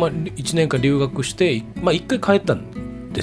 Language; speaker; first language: Japanese; native; Japanese